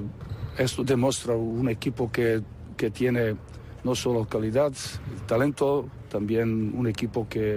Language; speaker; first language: Spanish; non-native, fluent; Serbian